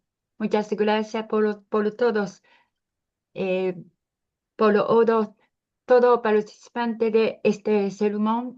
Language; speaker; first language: Spanish; non-native, learner; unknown